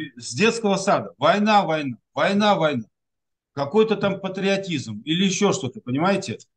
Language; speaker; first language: Russian; non-native, local second language; Tatar